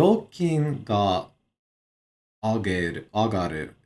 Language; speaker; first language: Japanese; non-native, learner; English